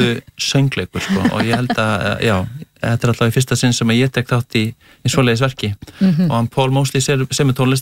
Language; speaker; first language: Icelandic; native; Icelandic